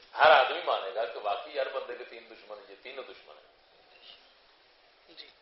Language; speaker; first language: Urdu; non-native, local second language; Punjabi